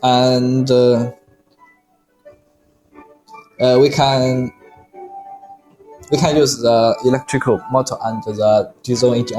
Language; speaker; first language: English; non-native, learner; Chinese